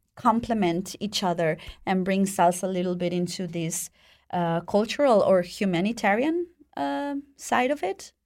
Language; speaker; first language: English; non-native, fluent; Spanish